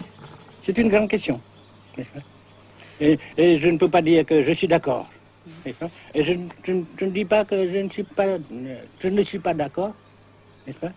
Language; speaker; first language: French; non-native, fluent; Vietnamese